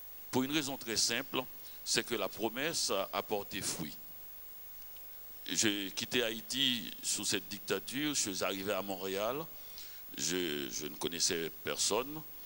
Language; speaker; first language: French; non-native, local second language; Haitian Creole